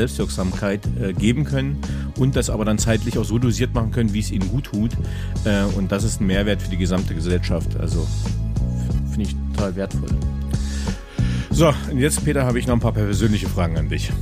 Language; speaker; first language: German; native; German